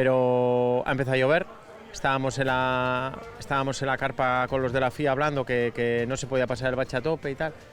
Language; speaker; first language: Spanish; native; Spanish